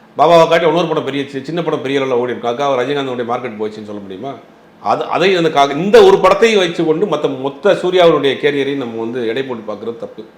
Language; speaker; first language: Tamil; native; Tamil